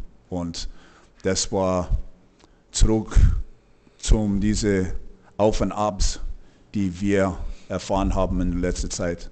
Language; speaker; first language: German; non-native, fluent; English